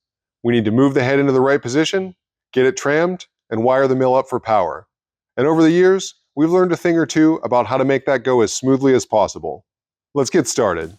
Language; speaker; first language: English; native; English